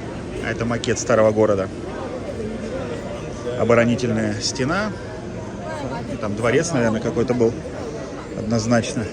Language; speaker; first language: Russian; native; Russian